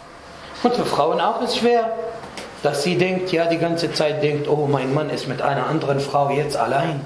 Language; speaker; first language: German; non-native, fluent; Arabic